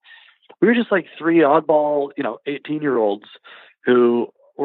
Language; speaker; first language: English; native; English